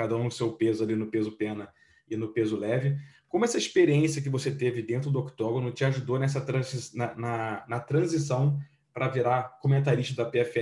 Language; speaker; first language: Portuguese; native; Portuguese